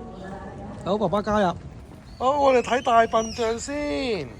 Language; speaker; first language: Cantonese; native; Cantonese